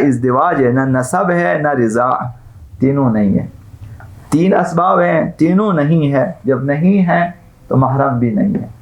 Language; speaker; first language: Urdu; non-native, local second language; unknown